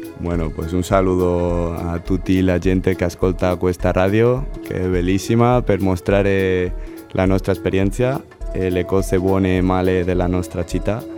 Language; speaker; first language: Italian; non-native, learner; Spanish